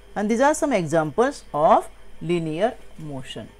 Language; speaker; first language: English; non-native, local second language; Marathi